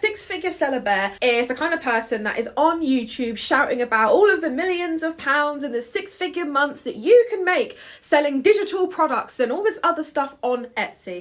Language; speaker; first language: English; native; English